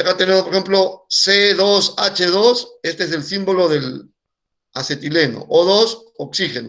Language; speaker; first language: Spanish; native; Spanish